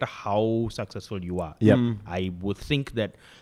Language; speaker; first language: English; non-native, local second language; Tamil